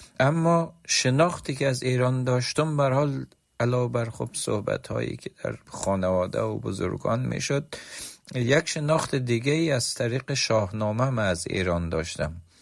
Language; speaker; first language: Persian; native; Persian